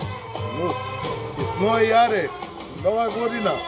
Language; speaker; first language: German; non-native, learner; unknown